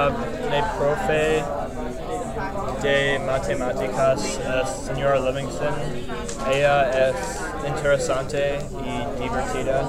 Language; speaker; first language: Spanish; non-native, learner; English